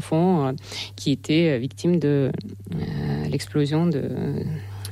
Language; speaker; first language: French; non-native, fluent; Russian